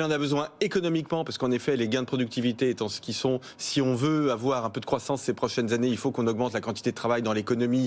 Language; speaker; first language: French; native; French